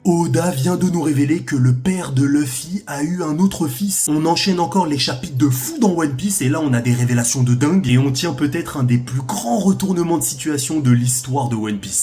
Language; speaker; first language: French; native; French